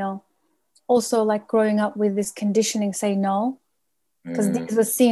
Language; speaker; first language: English; native; English